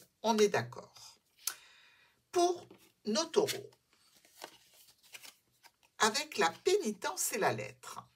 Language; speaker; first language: French; native; French